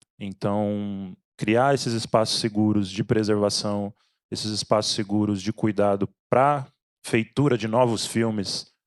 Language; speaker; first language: Portuguese; native; Portuguese